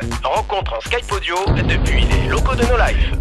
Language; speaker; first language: French; native; French